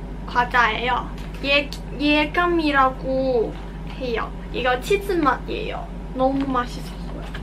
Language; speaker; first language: Korean; non-native, learner; Cantonese